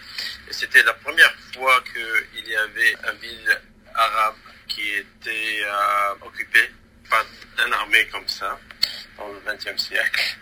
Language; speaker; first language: French; non-native, local second language; Arabic